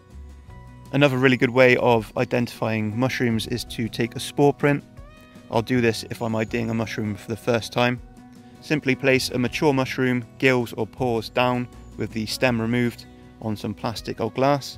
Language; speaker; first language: English; native; English